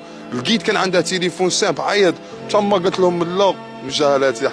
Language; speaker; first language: Arabic; native; Arabic